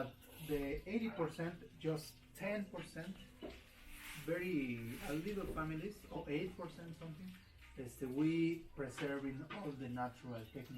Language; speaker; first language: English; non-native, learner; Spanish